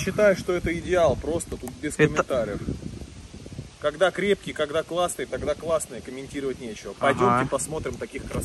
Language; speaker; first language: Russian; native; Russian